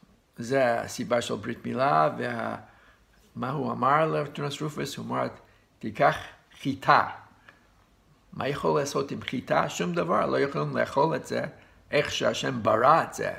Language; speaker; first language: Hebrew; non-native, fluent; English